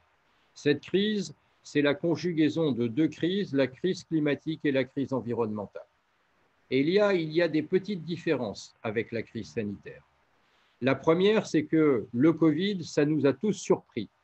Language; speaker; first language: French; native; French